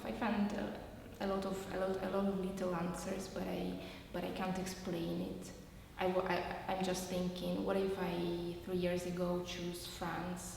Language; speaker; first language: English; non-native, fluent; Russian